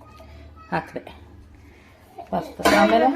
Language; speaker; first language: Kannada; native; Kannada